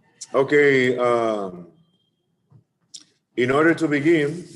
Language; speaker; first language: English; non-native, fluent; Spanish